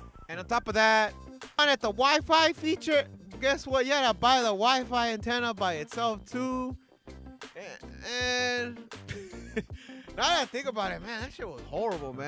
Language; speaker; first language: English; early bilingual, other home language; Spanish